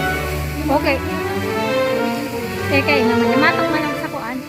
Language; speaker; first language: Filipino; non-native, local second language; Cebuano